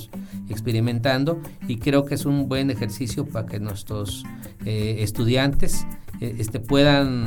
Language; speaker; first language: Spanish; native; Spanish